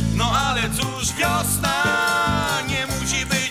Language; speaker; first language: Polish; native; Polish